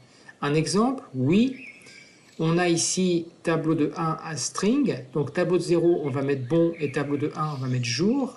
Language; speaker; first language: French; native; French